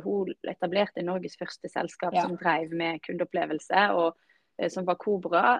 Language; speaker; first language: Norwegian; native; Norwegian